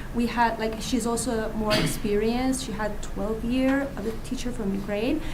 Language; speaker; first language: English; non-native, fluent; Azerbaijani